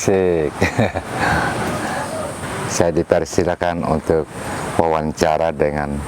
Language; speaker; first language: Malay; non-native, local second language; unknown